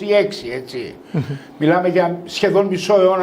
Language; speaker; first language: Greek; native; Greek